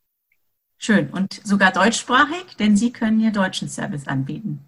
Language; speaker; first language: German; native; German